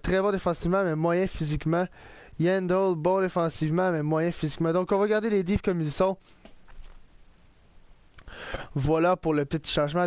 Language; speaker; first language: French; native; French